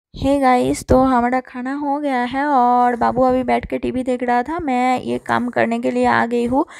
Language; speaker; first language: Hindi; non-native, local second language; Bangla